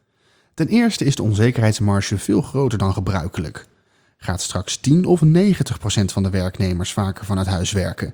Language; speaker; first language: Dutch; native; Dutch